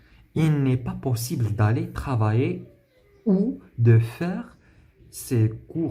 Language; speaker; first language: French; non-native, local second language; Arabic